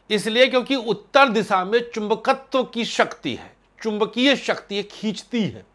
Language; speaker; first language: Hindi; native; Hindi